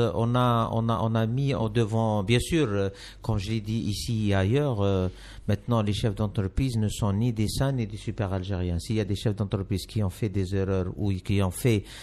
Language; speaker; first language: French; non-native, local second language; Arabic